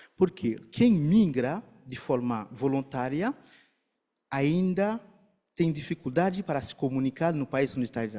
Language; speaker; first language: Portuguese; non-native, fluent; Haitian Creole